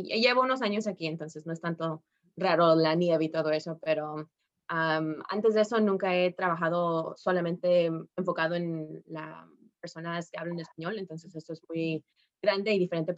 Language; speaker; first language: Spanish; early bilingual, heritage; Spanish